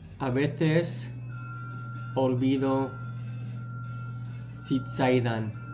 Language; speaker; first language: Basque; non-native, learner; English